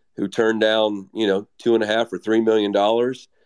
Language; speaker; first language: English; native; English